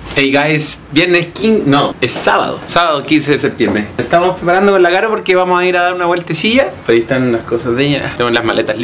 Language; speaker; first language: Spanish; native; Spanish